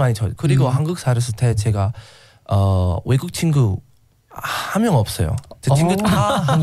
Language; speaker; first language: Korean; non-native, learner; English